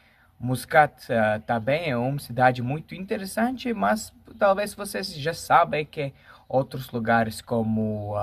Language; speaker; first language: Portuguese; non-native, fluent; Latvian